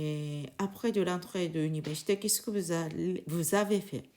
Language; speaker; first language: French; non-native, learner; Japanese